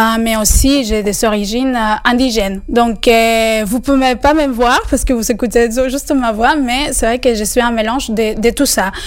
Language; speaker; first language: French; non-native, fluent; Spanish